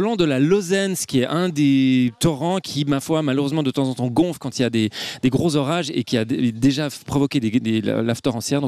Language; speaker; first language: French; native; French